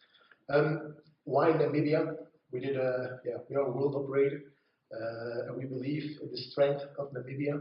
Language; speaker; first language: English; non-native, fluent; Dutch